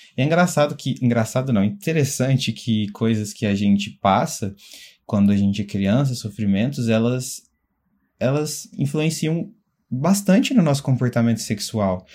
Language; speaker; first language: Portuguese; native; Portuguese